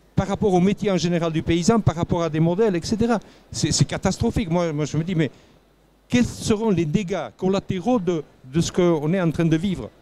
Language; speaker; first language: French; native; French